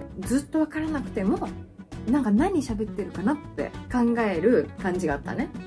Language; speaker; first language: Japanese; native; Japanese